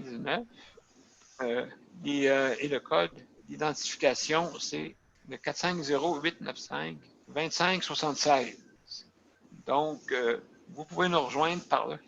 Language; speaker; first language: French; native; French